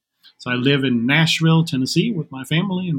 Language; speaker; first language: English; non-native, fluent; Danish